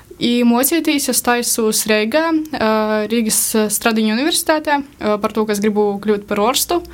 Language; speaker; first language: Latvian; native; Latvian